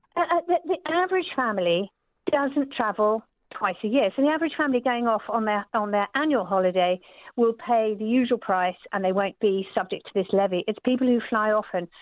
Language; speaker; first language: English; native; English